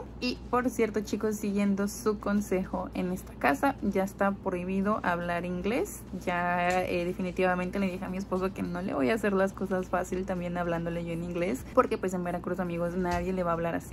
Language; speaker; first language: Spanish; native; Spanish